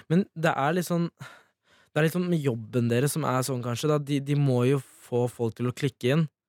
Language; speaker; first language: Norwegian; early bilingual, other home language; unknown